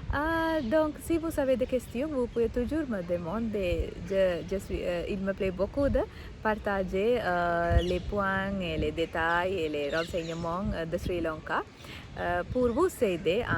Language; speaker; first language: French; non-native, learner; Sinhala